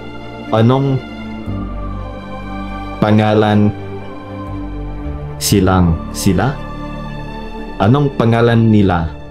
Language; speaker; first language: Filipino; non-native, learner; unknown